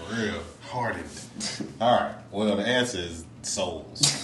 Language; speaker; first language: English; native; English